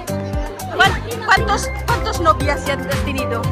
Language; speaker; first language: Spanish; non-native, fluent; Filipino